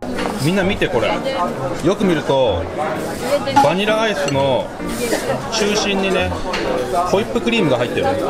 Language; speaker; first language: Japanese; native; Japanese